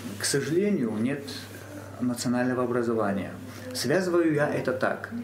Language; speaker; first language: Russian; non-native, local second language; Ossetic